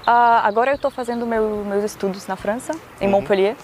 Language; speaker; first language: Portuguese; non-native, fluent; Macedonian